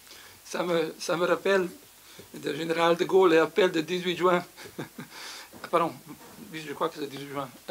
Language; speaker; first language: French; non-native, fluent; Slovenian